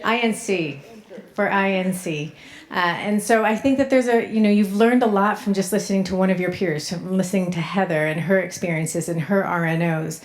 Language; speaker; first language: English; native; English